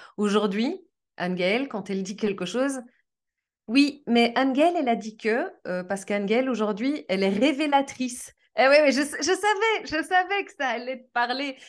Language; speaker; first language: French; early bilingual, other home language; Portuguese